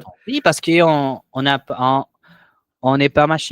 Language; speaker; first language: French; non-native, learner; Portuguese